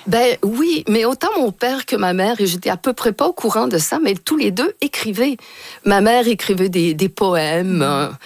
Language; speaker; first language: French; native; French